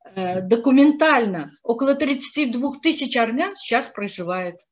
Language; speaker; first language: Russian; non-native, local second language; Azerbaijani